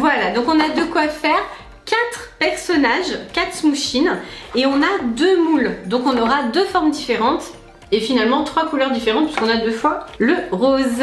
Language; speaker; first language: French; native; French